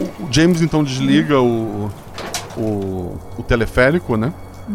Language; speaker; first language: Portuguese; native; Portuguese